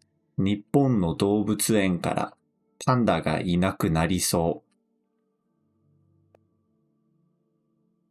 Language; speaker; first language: Japanese; non-native, fluent; English